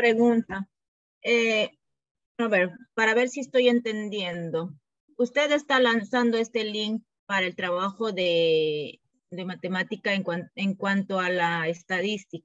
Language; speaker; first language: Spanish; native; Spanish